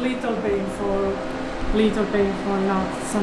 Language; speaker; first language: English; non-native, learner; Italian